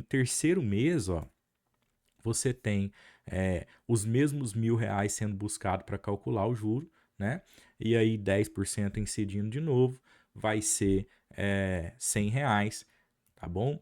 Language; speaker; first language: Portuguese; native; Portuguese